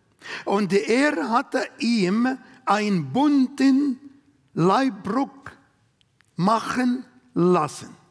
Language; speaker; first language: German; non-native, learner; Arabic